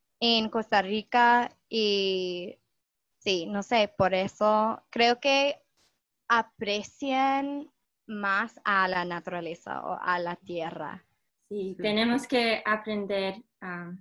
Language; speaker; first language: Spanish; non-native, fluent; English